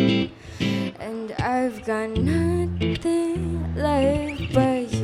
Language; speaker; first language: English; non-native, local second language; Cantonese